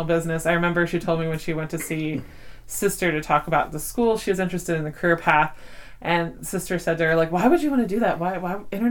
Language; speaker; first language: English; native; English